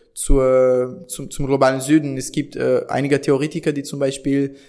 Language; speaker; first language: German; non-native, fluent; Portuguese